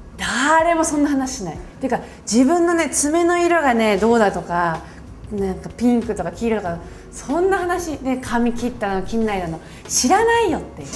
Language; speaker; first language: Japanese; early bilingual, heritage; Japanese